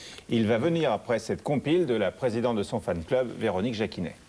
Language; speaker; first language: French; native; French